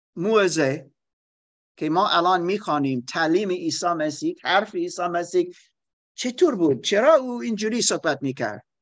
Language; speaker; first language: Persian; non-native, learner; German